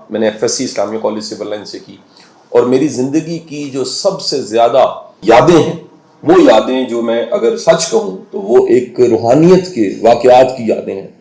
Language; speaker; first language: Urdu; non-native, local second language; Punjabi